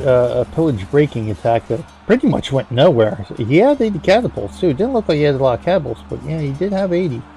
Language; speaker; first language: English; native; English